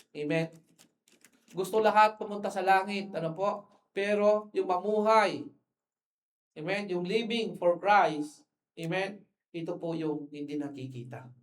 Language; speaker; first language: Filipino; non-native, local second language; Iloko